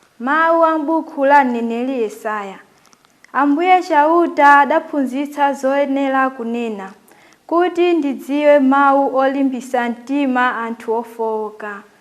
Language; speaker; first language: Nyanja; native; Nyanja